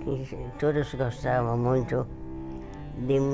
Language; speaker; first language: Portuguese; non-native, fluent; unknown